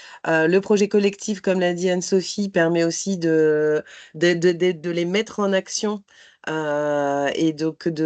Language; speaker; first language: French; native; French